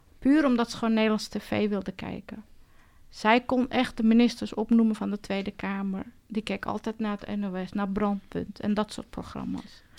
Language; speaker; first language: Dutch; early bilingual, other home language; Turkish